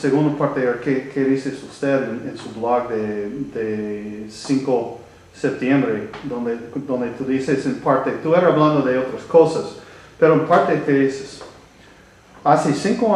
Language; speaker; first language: Spanish; non-native, learner; English